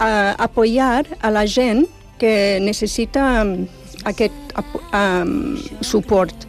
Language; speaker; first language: Catalan; non-native, fluent; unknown